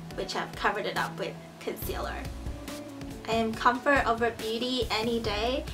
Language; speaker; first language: English; early bilingual, other home language; Chinese